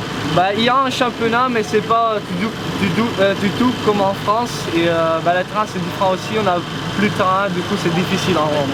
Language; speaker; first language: French; non-native, local second language; Dutch